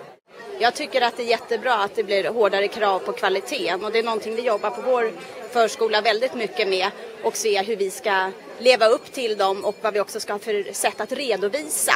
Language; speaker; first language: Swedish; native; Swedish